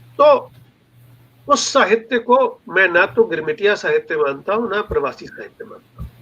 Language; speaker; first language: Hindi; non-native, local second language; Punjabi